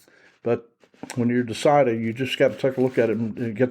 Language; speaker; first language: English; native; English